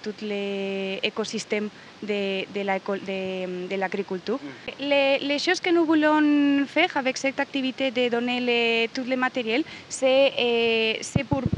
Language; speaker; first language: French; non-native, learner; Spanish